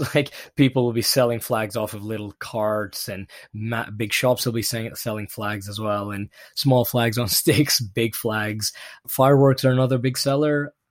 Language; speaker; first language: English; non-native, local second language; Urdu